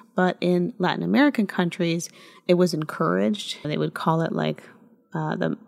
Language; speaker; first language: English; early bilingual, other home language; Spanish